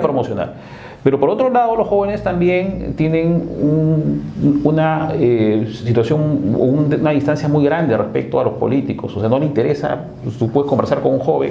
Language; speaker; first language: Spanish; native; Spanish